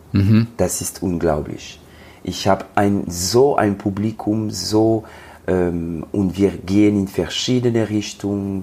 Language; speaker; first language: German; non-native, learner; French